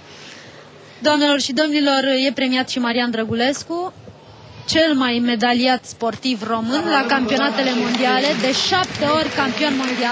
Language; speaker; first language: Romanian; native; Romanian